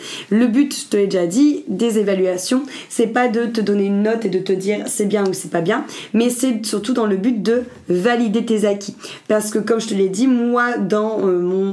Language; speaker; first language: French; native; French